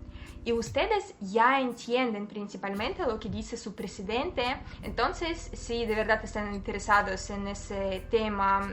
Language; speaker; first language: Spanish; non-native, fluent; Russian